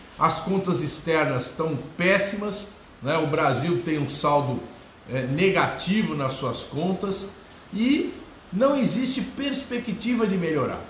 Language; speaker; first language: Portuguese; native; Portuguese